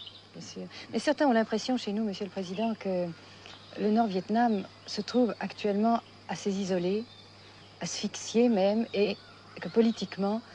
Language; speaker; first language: French; native; French